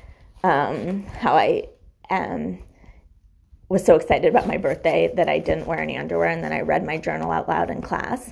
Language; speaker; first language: English; native; English